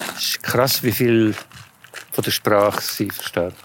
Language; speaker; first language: German; native; German